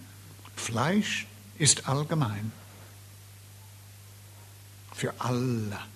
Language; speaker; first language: German; non-native, fluent; English